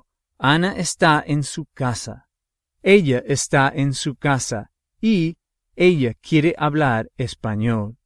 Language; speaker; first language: Spanish; non-native, fluent; English